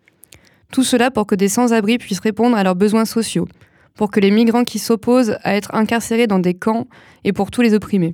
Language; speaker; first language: French; native; French